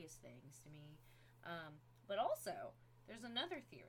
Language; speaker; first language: English; native; English